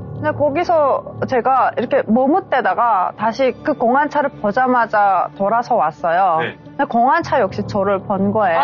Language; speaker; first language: Korean; native; Korean